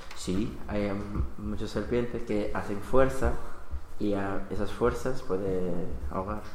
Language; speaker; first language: Spanish; non-native, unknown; Bangla